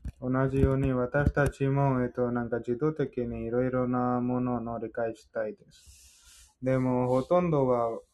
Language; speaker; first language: Japanese; non-native, fluent; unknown